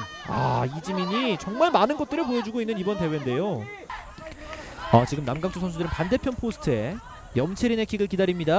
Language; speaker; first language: Korean; native; Korean